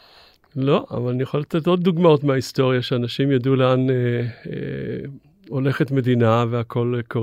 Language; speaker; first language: Hebrew; native; Hebrew